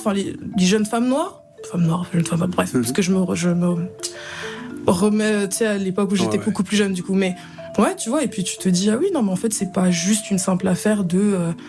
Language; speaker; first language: French; native; French